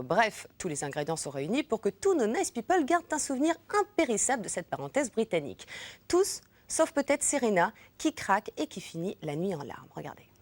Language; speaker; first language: French; native; French